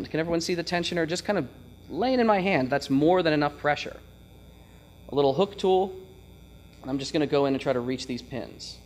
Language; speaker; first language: English; native; English